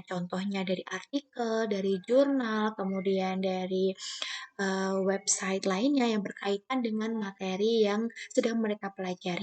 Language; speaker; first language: Indonesian; native; Indonesian